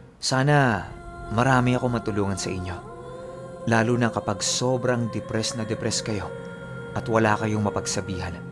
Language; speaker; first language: Filipino; native; Filipino